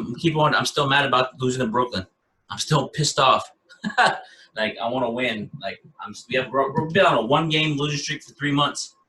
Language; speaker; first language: English; native; English